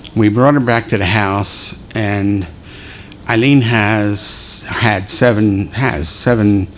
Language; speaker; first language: English; native; English